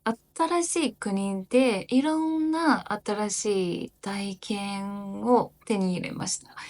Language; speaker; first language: Japanese; non-native, learner; Chinese